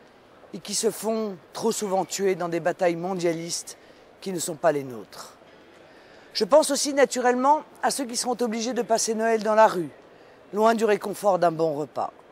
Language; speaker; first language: French; native; French